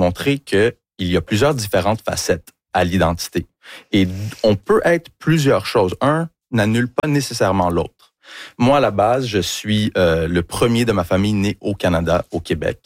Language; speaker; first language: French; non-native, local second language; English